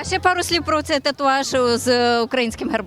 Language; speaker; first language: Ukrainian; native; Ukrainian